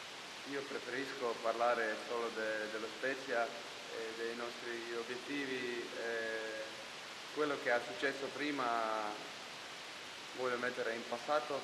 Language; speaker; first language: Italian; non-native, fluent; Croatian